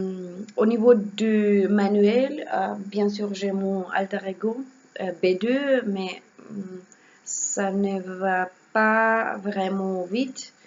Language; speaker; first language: French; non-native, learner; Russian